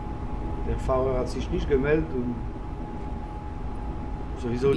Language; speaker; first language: German; non-native, learner; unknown